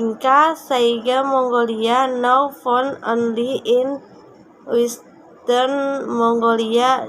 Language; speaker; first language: English; non-native, learner; Indonesian